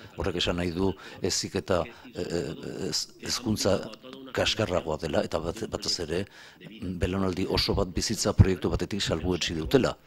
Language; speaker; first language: Basque; native; Basque